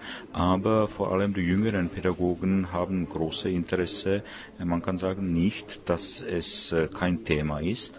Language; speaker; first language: German; non-native, fluent; Czech